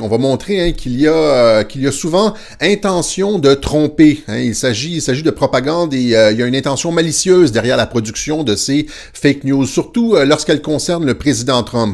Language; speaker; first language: French; native; French